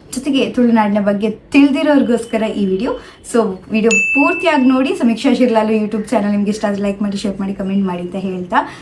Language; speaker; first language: Kannada; non-native, local second language; Tulu